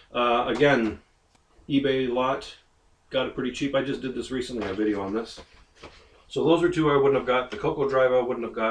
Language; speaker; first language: English; native; English